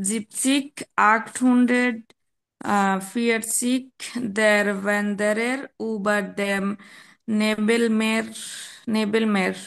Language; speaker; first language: German; non-native, learner; Bangla